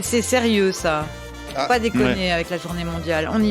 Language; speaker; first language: French; native; French